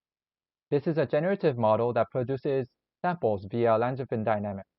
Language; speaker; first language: English; non-native, learner; Korean